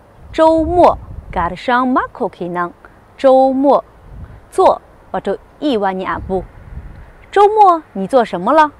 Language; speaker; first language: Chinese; non-native, fluent; Hausa